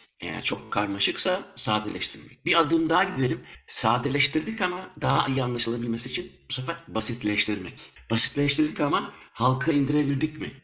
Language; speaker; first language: Turkish; early bilingual, heritage; Turkish